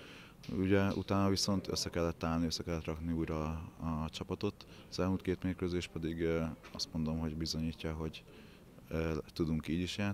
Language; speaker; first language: Hungarian; native; Hungarian